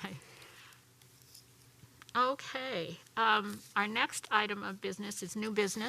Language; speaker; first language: English; native; English